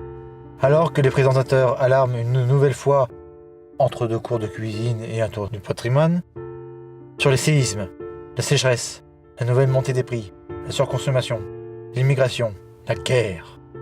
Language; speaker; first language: French; native; French